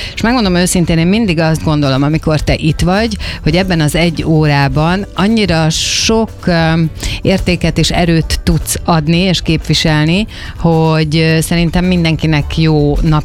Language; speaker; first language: Hungarian; native; Hungarian